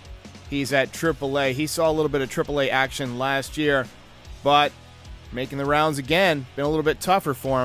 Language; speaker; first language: English; native; English